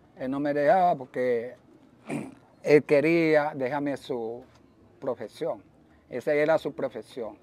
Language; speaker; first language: Spanish; early bilingual, other home language; Haitian Creole